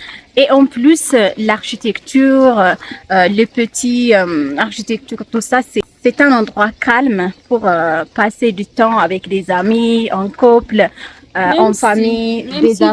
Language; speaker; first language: French; non-native, learner; Amharic